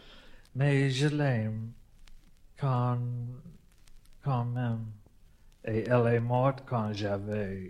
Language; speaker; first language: French; non-native, learner; English